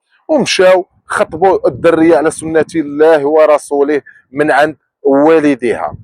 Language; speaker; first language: Arabic; native; Arabic